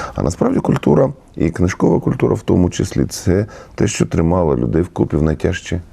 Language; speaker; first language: Ukrainian; native; Ukrainian